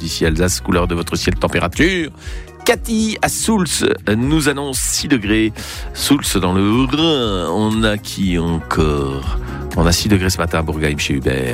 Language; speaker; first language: French; native; French